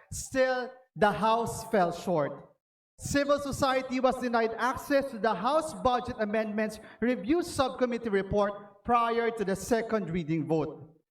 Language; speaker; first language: English; non-native, local second language; Filipino